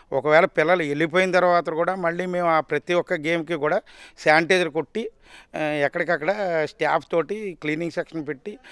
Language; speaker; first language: Telugu; native; Telugu